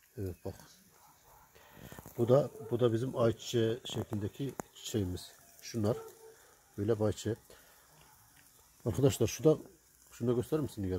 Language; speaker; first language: Turkish; native; Turkish